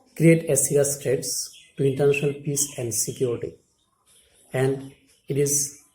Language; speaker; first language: English; non-native, local second language; Assamese